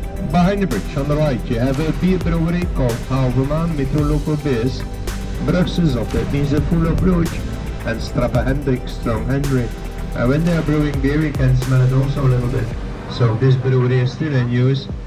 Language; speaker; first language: English; non-native, fluent; Dutch